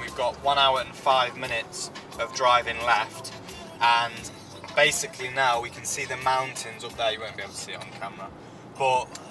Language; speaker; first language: English; native; English